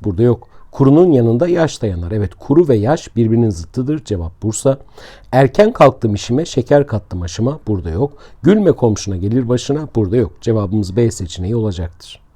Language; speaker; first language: Turkish; native; Turkish